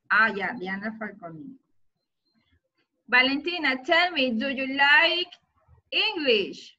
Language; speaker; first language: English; non-native, learner; Spanish